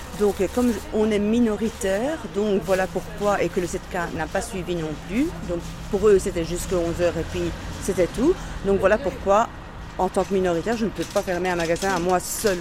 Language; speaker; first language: French; native; French